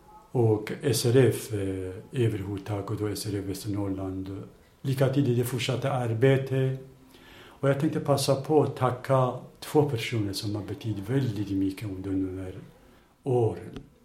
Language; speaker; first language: Swedish; non-native, fluent; Kurdish